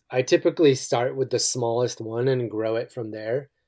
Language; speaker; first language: English; native; English